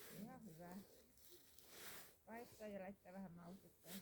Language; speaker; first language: Finnish; native; Finnish